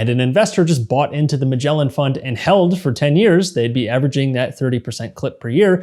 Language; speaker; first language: English; native; English